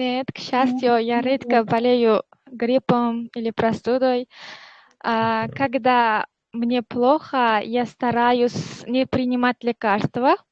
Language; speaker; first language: Russian; non-native, learner; Uzbek